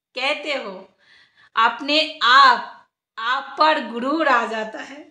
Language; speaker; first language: Hindi; non-native, local second language; Bangla